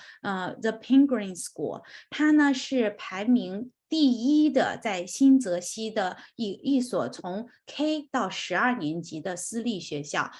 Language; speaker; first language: Chinese; native; Chinese